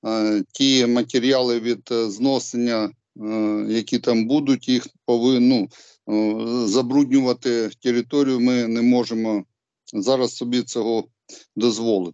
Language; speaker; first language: Ukrainian; non-native, local second language; Russian